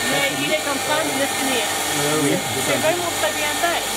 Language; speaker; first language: French; non-native, fluent; English